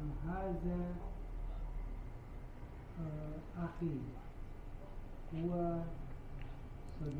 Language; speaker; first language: Arabic; non-native, learner; Indonesian